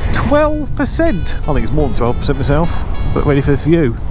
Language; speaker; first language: English; native; English